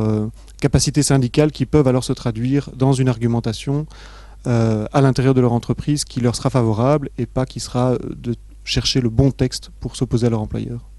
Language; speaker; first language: French; native; French